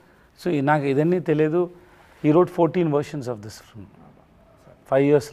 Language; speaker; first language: Telugu; non-native, learner; Tamil